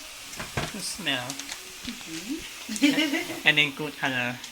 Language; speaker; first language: English; non-native, learner; Thai